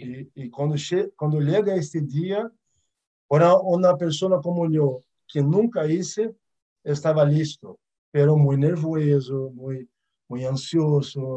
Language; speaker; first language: Portuguese; early bilingual, other home language; Arabic